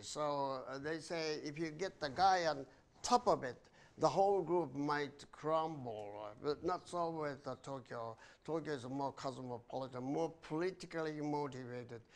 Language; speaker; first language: English; non-native, fluent; Japanese